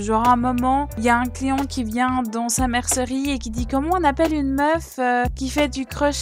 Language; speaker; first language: French; native; French